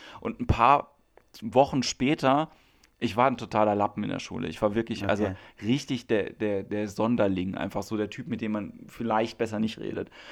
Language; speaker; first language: German; native; German